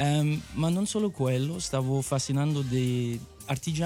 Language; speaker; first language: Italian; native; Italian